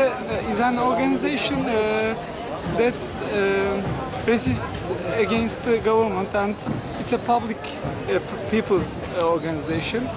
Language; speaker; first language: English; non-native, learner; Turkish